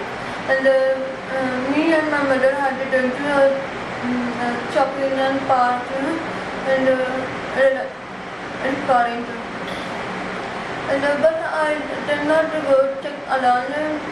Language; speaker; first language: English; non-native, learner; Punjabi